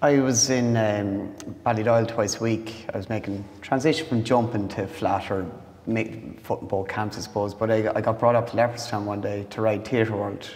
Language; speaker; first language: English; native; English